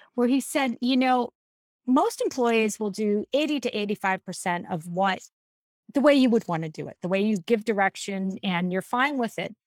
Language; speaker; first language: English; native; English